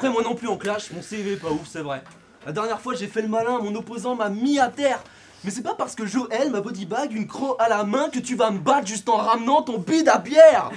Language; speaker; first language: French; native; French